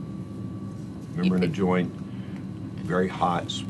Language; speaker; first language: English; native; English